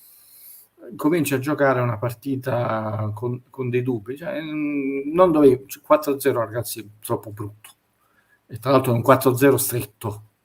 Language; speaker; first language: Italian; native; Italian